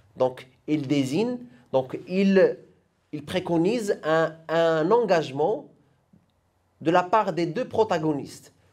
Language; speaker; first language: French; non-native, local second language; Arabic